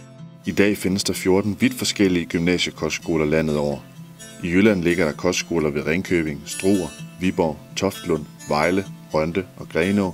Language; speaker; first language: Danish; native; Danish